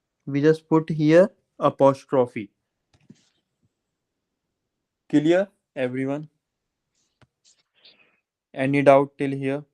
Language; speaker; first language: English; non-native, local second language; Hindi